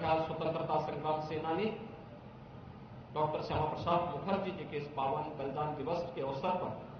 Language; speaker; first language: Hindi; native; Hindi